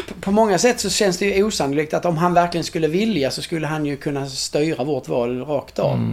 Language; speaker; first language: Swedish; native; Swedish